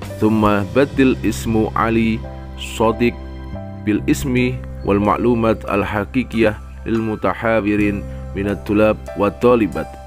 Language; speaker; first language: Arabic; non-native, fluent; Indonesian